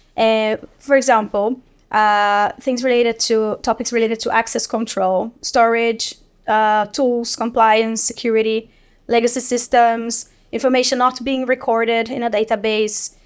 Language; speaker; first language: English; non-native, fluent; Portuguese